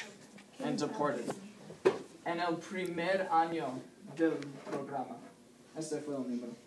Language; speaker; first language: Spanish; non-native, learner; English